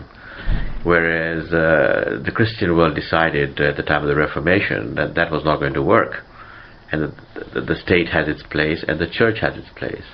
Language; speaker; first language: English; non-native, local second language; Gujarati